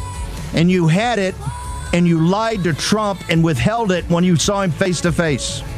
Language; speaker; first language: English; native; English